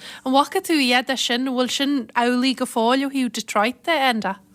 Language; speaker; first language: Irish; native; Irish